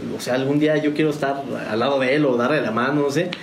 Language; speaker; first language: Spanish; native; Spanish